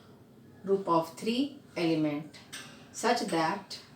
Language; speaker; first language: English; non-native, local second language; Hindi